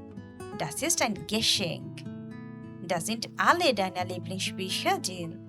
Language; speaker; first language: German; non-native, learner; Bangla